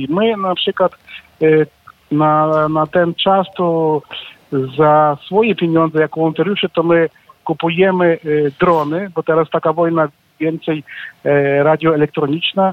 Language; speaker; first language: Polish; non-native, learner; Ukrainian